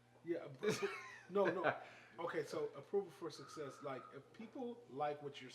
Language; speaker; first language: English; native; English